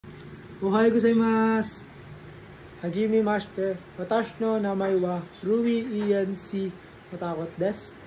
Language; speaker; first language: Japanese; non-native, learner; Filipino